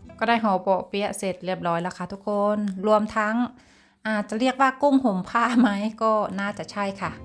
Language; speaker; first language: Thai; native; Thai